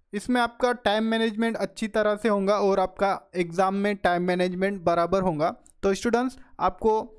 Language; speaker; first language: Hindi; non-native, local second language; Marathi